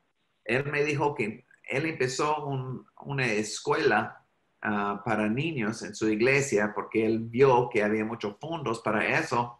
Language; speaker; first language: Spanish; non-native, fluent; English